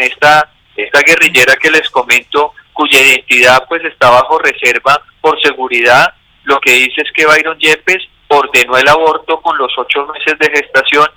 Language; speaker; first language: Spanish; native; Spanish